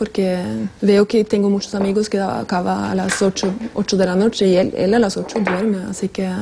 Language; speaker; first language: Spanish; non-native, fluent; Norwegian